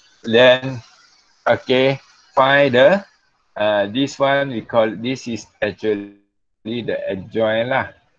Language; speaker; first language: English; non-native, local second language; Malay